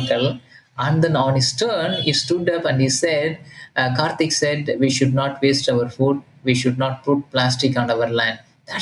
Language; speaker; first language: English; non-native, local second language; Tamil